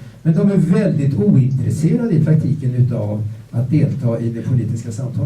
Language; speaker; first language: Swedish; native; Swedish